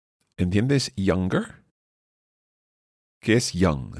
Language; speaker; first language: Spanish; non-native, fluent; English